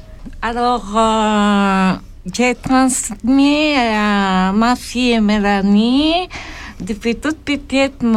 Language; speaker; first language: French; non-native, learner; Filipino